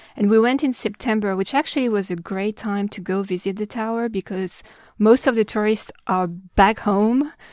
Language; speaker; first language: English; non-native, fluent; French